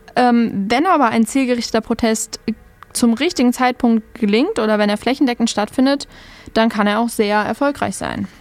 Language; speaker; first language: German; native; German